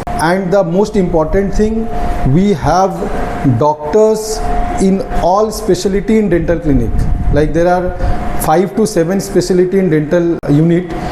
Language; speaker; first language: English; non-native, local second language; Hindi